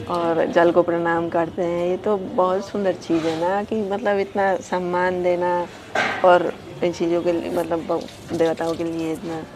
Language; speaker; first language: Hindi; non-native, fluent; Spanish